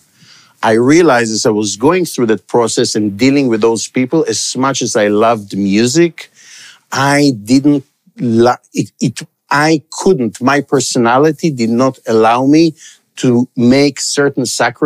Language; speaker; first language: English; non-native, local second language; Hebrew